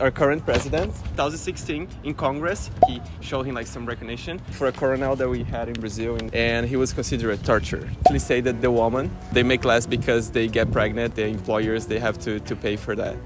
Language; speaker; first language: English; non-native, fluent; Portuguese